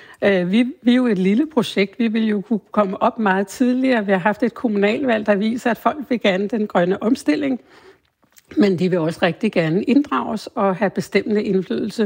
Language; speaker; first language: Danish; native; Danish